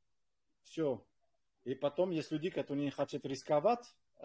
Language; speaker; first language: Russian; non-native, fluent; French